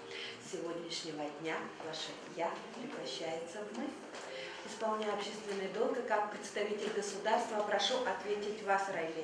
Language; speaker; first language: Russian; native; Russian